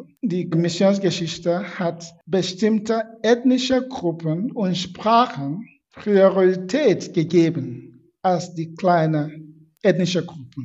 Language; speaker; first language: German; non-native, fluent; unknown